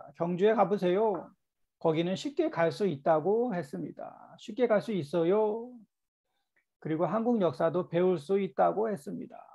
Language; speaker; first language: Korean; native; Korean